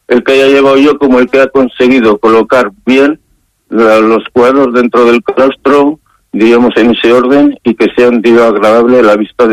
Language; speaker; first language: Spanish; native; Spanish